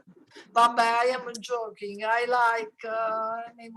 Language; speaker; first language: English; non-native, learner; Italian